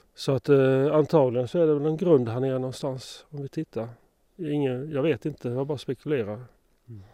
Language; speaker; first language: Swedish; native; Swedish